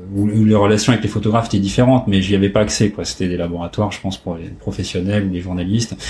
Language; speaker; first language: French; native; French